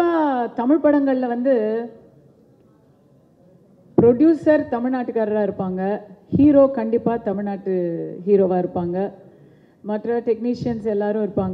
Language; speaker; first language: Tamil; native; Tamil